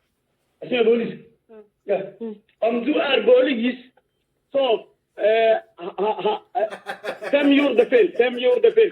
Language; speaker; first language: Swedish; non-native, learner; Somali